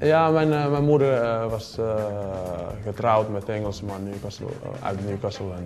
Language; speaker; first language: Dutch; non-native, learner; Finnish